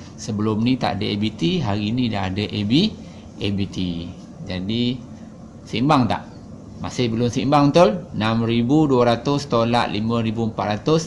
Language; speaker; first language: Malay; native; Malay